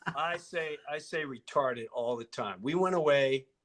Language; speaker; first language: English; native; English